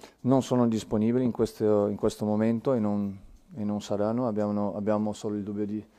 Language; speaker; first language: Italian; non-native, fluent; Portuguese